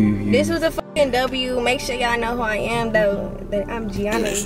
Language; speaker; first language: English; native; English